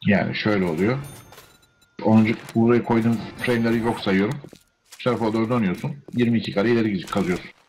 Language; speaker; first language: Turkish; native; Turkish